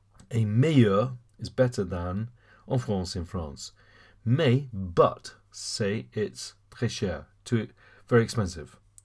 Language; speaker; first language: English; native; English